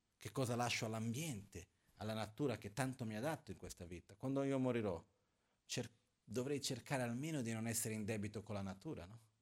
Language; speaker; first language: Italian; non-native, fluent; Portuguese